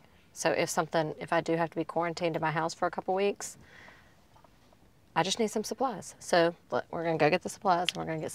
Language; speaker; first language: English; native; English